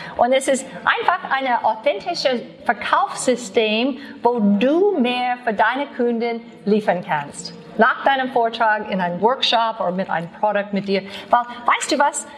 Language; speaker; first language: German; non-native, learner; English